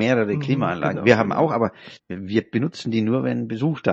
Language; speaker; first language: German; native; German